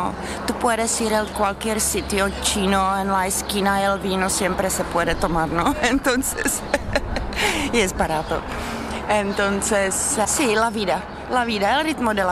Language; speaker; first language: Spanish; non-native, learner; Czech